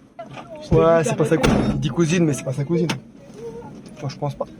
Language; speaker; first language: French; native; French